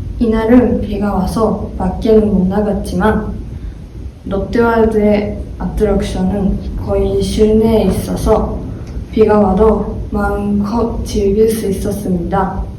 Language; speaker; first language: Korean; non-native, learner; Japanese